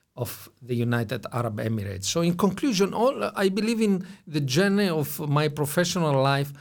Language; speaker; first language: English; non-native, fluent; Greek